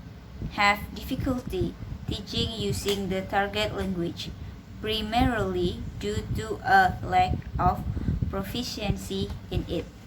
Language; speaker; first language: English; non-native, learner; Indonesian